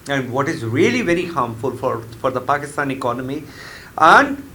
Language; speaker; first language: English; non-native, local second language; Urdu